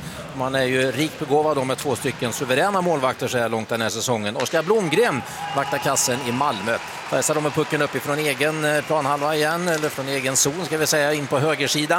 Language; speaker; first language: Swedish; native; Swedish